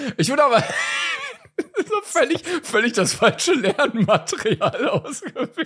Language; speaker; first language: German; native; German